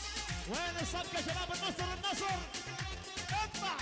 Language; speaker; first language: Arabic; native; Arabic